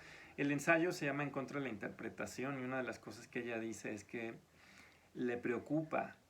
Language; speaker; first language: Spanish; native; Spanish